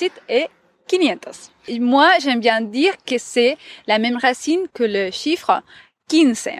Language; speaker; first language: French; non-native, fluent; Spanish